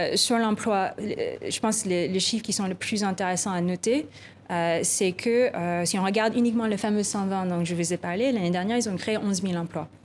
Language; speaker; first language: French; non-native, fluent; Filipino